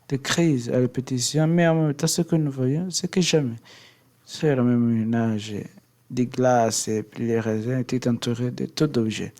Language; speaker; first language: French; non-native, learner; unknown